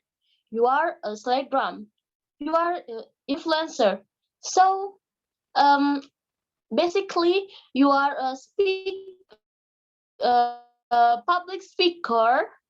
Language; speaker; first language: English; non-native, learner; Indonesian